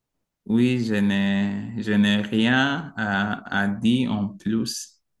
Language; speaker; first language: French; non-native, learner; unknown